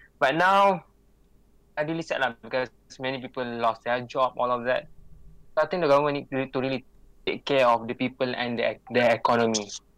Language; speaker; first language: English; non-native, local second language; Malay